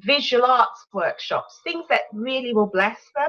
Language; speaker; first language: English; native; English